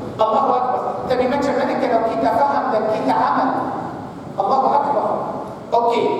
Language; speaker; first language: Malay; non-native, fluent; Arabic